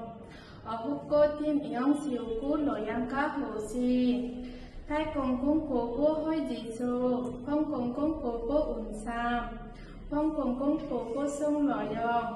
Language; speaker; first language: Cantonese; non-native, learner; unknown